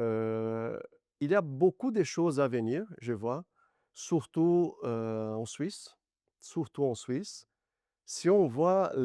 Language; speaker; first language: French; non-native, fluent; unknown